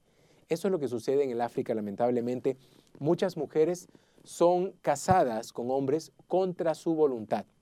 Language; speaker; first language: Spanish; native; Spanish